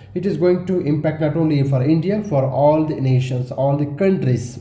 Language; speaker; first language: English; non-native, local second language; Kannada